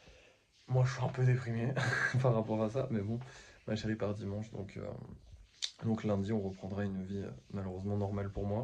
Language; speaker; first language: French; native; French